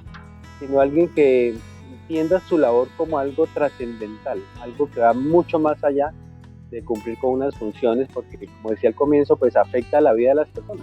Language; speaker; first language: Spanish; native; Spanish